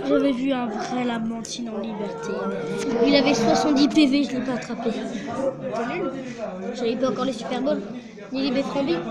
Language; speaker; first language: French; native; French